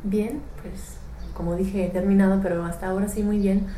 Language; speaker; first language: Spanish; non-native, fluent; English